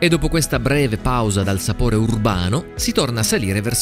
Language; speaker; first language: Italian; native; Italian